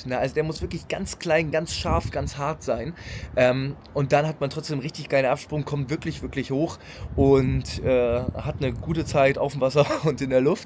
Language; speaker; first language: German; native; German